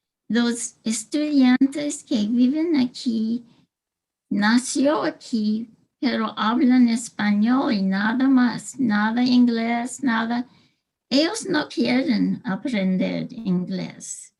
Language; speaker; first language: Spanish; early bilingual, heritage; English